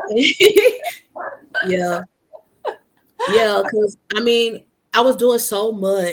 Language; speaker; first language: English; native; English